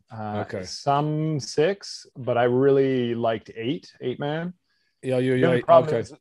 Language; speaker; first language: English; native; English